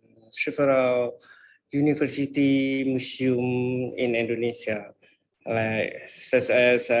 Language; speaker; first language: English; non-native, fluent; Indonesian